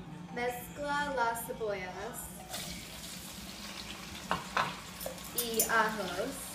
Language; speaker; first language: Spanish; non-native, learner; English